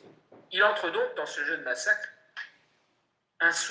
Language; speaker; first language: French; native; French